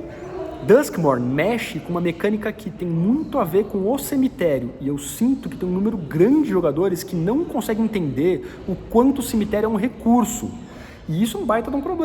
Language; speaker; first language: Portuguese; native; Portuguese